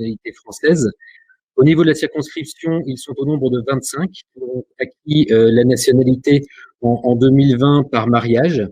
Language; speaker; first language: French; native; French